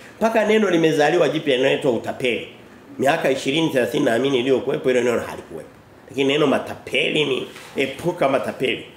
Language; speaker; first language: Swahili; native; Swahili